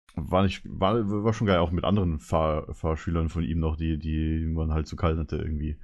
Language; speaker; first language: German; native; German